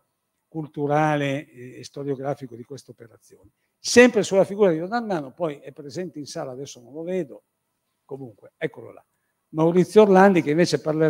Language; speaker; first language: Italian; native; Italian